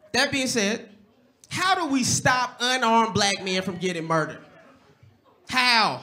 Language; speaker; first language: English; native; English